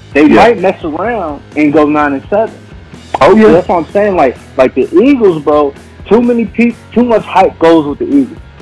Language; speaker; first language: English; native; English